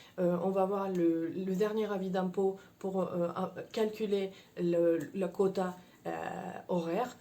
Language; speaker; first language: French; non-native, fluent; Spanish